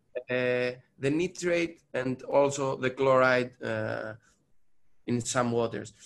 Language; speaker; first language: English; non-native, learner; Greek